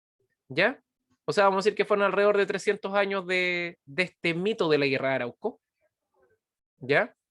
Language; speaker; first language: Spanish; native; Spanish